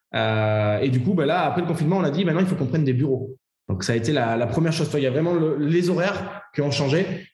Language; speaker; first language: French; native; French